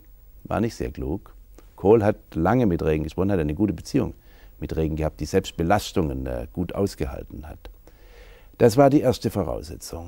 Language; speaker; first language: German; native; German